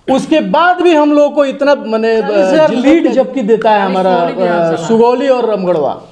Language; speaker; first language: Hindi; native; Hindi